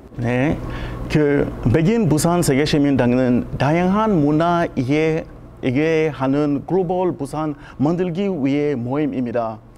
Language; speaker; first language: Korean; non-native, fluent; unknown